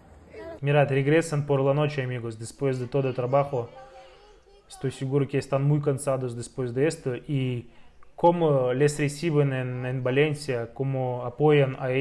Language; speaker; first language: Spanish; non-native, fluent; Russian